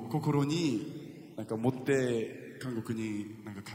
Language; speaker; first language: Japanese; non-native, learner; Korean